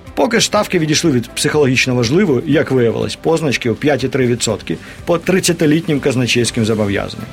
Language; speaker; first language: Ukrainian; non-native, local second language; Russian